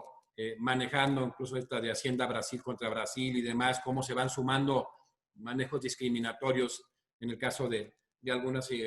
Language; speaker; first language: Spanish; native; Spanish